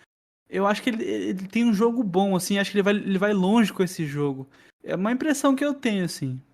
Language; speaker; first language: Portuguese; native; Portuguese